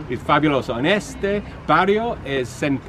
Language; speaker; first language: Spanish; non-native, learner; English